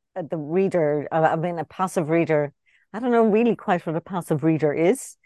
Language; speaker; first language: English; native; English